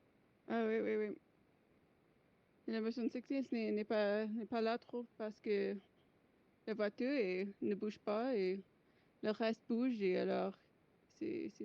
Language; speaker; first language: French; non-native, fluent; English